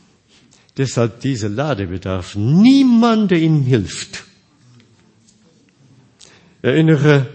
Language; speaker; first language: German; non-native, fluent; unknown